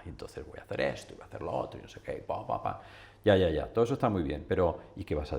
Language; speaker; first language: Spanish; native; Spanish